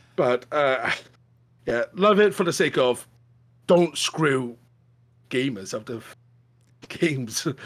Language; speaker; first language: English; native; English